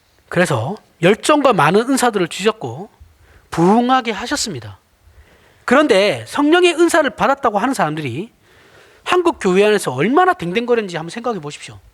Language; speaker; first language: Korean; native; Korean